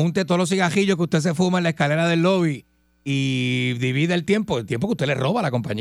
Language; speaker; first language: Spanish; native; Spanish